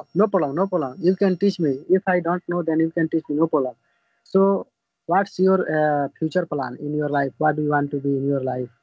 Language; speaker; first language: English; non-native, learner; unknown